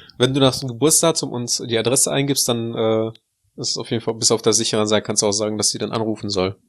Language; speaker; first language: German; early bilingual, other home language; Russian